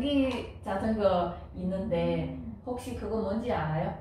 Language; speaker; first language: Korean; non-native, fluent; Chinese